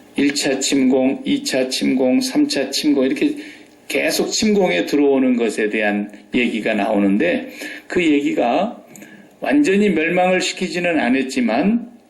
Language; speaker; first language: Korean; native; Korean